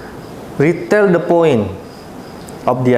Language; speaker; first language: English; non-native, fluent; Indonesian